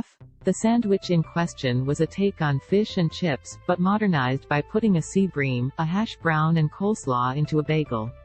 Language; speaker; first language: English; native; English